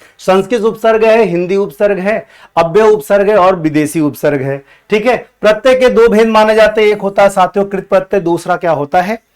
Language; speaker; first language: Hindi; native; Hindi